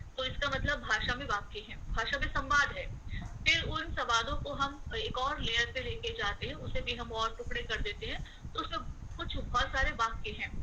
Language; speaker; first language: Hindi; native; Hindi